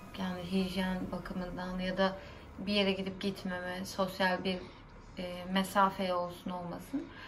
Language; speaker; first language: Turkish; native; Turkish